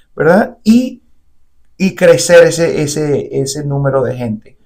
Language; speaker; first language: Spanish; native; Spanish